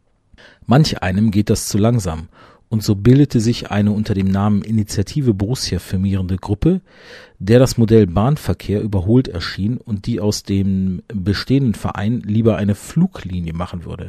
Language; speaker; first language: German; native; German